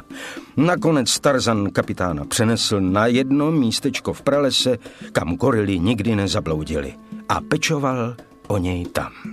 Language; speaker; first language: Czech; native; Czech